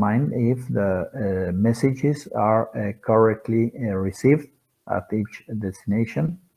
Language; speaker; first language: English; non-native, fluent; Spanish